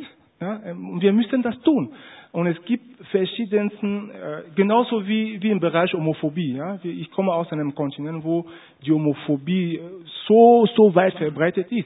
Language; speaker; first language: German; non-native, fluent; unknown